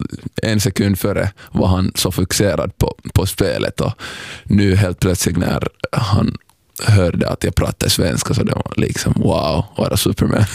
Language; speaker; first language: Swedish; non-native, local second language; Somali